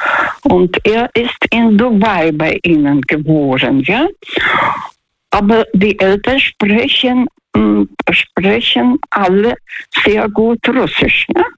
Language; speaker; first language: German; non-native, fluent; Russian